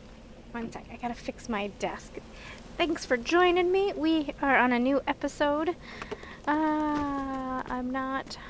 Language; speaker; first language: English; native; English